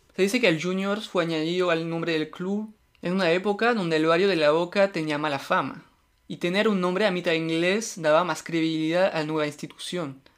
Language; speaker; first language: Spanish; non-native, fluent; French